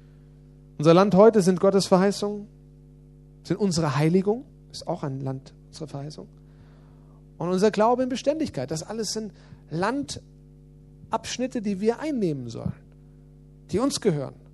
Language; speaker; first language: German; native; German